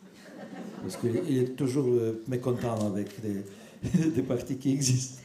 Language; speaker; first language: French; non-native, fluent; Russian